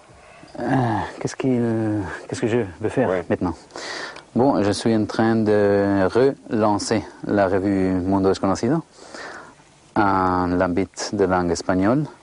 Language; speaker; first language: French; non-native, fluent; Spanish